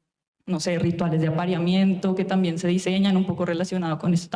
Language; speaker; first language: Spanish; native; Spanish